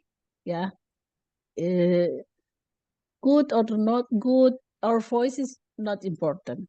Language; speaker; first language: English; non-native, learner; Indonesian